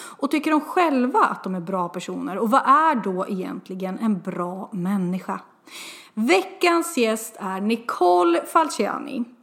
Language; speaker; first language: Swedish; native; Swedish